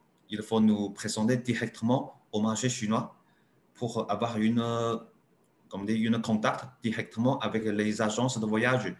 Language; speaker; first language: French; non-native, learner; Chinese